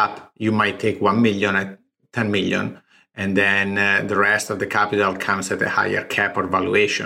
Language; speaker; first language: English; non-native, fluent; Italian